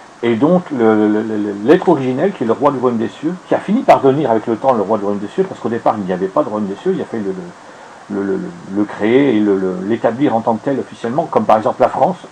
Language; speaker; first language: French; native; French